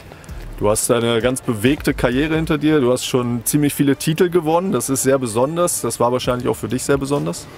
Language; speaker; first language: German; native; German